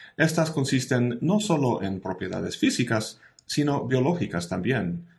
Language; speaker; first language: Spanish; non-native, fluent; English